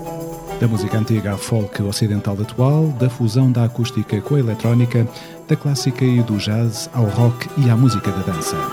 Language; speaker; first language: Portuguese; native; Portuguese